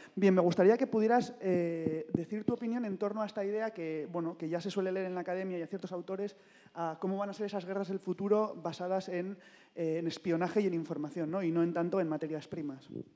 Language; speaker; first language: Spanish; non-native, local second language; Basque